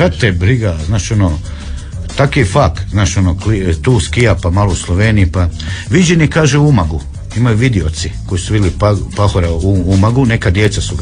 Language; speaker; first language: Croatian; native; Croatian